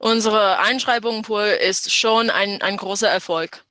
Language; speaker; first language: German; non-native, fluent; English